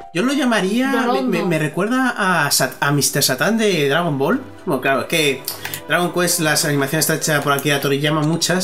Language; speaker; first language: Spanish; native; Spanish